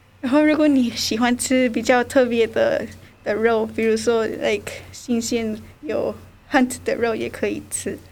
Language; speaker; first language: Chinese; non-native, fluent; Spanish